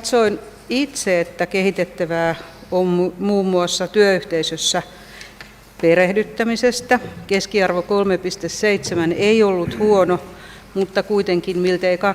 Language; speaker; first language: Finnish; native; Finnish